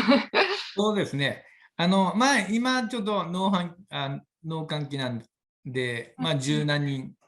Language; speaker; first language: Japanese; native; Japanese